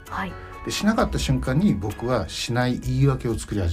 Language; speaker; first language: Japanese; native; Japanese